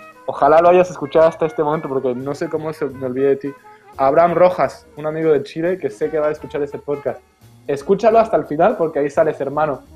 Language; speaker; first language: Spanish; non-native, fluent; French